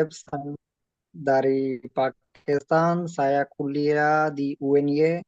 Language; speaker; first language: Indonesian; non-native, learner; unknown